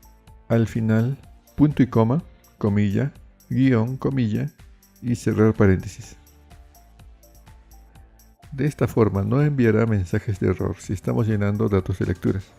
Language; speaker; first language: Spanish; native; Spanish